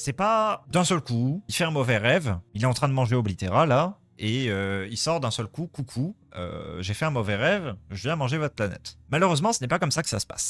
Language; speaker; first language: French; native; French